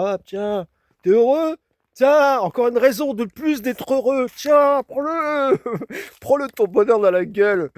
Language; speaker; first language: French; native; French